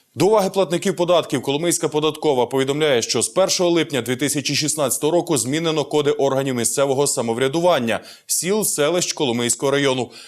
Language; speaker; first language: Ukrainian; native; Ukrainian